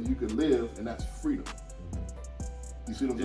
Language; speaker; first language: English; native; English